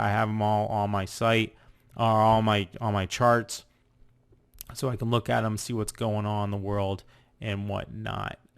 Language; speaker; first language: English; native; English